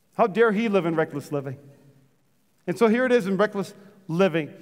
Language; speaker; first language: English; native; English